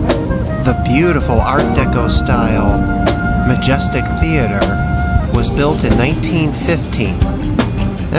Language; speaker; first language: English; native; English